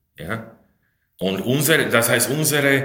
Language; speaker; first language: German; non-native, fluent; Slovak